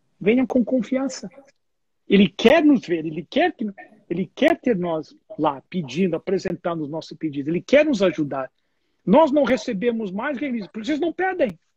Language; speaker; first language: Portuguese; non-native, fluent; English